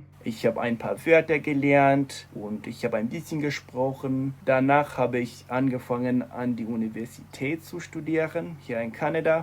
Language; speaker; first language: German; non-native, fluent; English